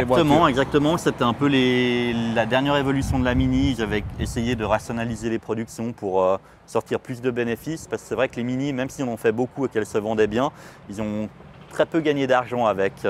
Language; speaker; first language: French; native; French